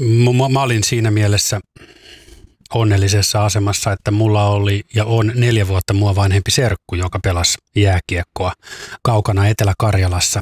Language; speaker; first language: Finnish; native; Finnish